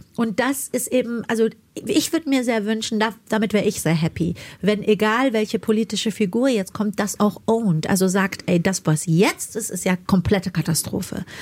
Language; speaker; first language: German; early bilingual, other home language; Persian